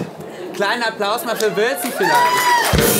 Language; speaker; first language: German; native; German